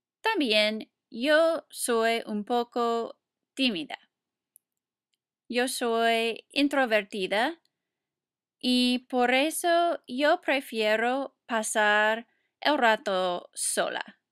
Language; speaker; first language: Spanish; non-native, fluent; English